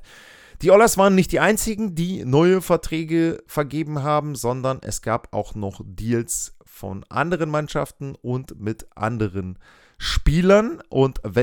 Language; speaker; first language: German; native; German